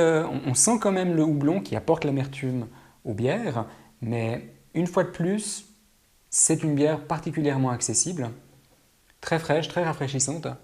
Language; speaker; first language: French; native; French